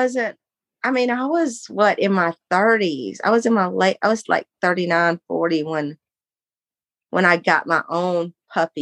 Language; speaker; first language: English; native; English